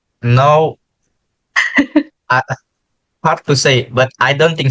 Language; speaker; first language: English; non-native, learner; Indonesian